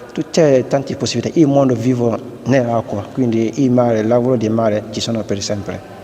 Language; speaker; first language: Italian; non-native, fluent; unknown